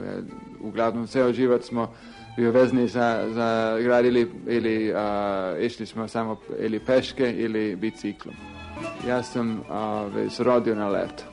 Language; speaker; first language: Serbian; non-native, fluent; English